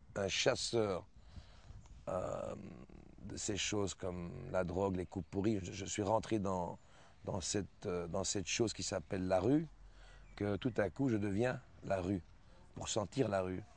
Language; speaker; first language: French; native; French